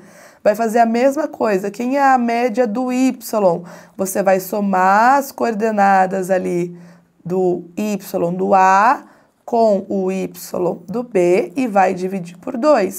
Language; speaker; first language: Portuguese; native; Portuguese